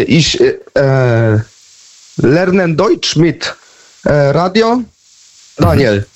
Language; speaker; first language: German; non-native, learner; Polish